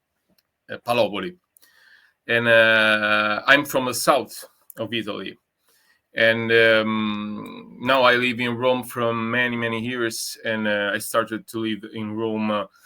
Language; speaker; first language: English; non-native, learner; Italian